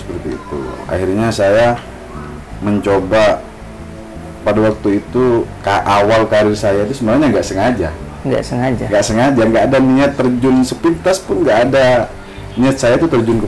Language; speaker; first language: Indonesian; non-native, local second language; Madurese